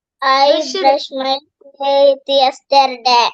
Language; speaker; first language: English; non-native, learner; Malayalam